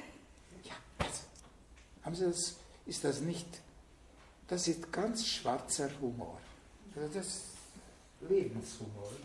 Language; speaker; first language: German; non-native, fluent; Hungarian